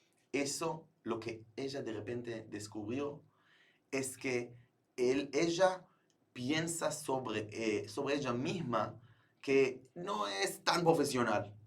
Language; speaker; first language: Spanish; non-native, fluent; Hebrew